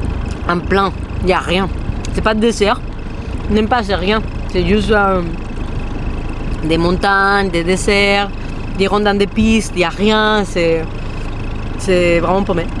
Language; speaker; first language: French; non-native, fluent; Spanish